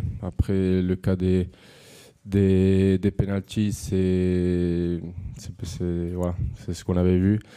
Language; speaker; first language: French; non-native, fluent; Spanish